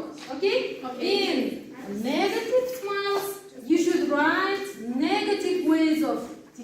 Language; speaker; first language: English; non-native, learner; Kazakh